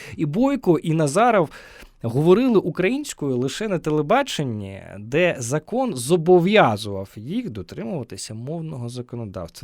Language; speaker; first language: Ukrainian; native; Ukrainian